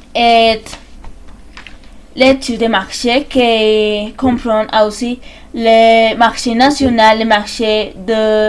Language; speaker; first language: French; non-native, learner; Spanish